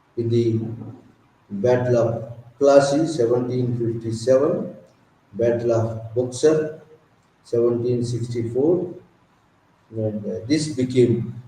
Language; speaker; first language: English; non-native, local second language; Telugu